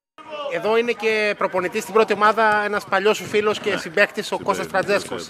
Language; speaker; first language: Greek; native; Greek